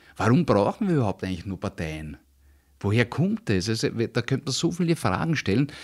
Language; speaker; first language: German; native; German